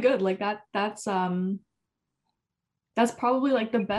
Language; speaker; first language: English; native; English